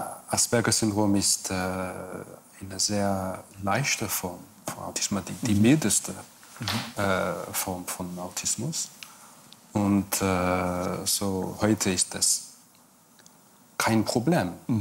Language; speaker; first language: German; non-native, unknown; English